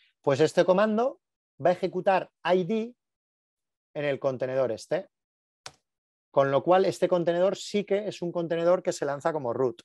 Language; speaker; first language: Spanish; native; Spanish